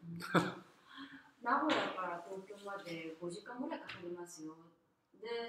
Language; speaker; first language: Japanese; non-native, fluent; Korean